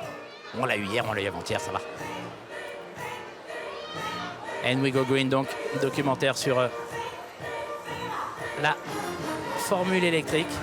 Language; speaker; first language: French; native; French